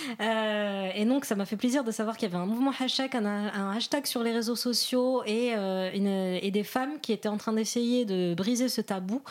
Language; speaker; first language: French; non-native, local second language; Arabic